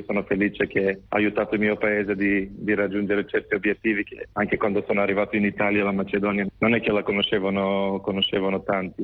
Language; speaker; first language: Italian; non-native, fluent; Macedonian